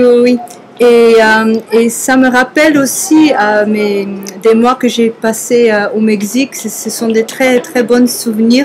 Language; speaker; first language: French; non-native, fluent; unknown